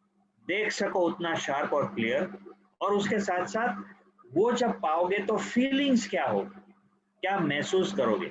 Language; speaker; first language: Hindi; native; Hindi